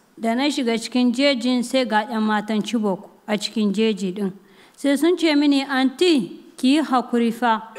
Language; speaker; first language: Hausa; non-native, local second language; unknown